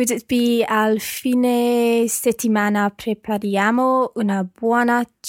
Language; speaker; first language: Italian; non-native, learner; English